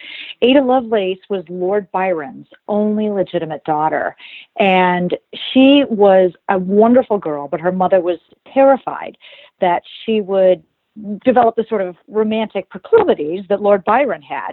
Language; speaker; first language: English; native; English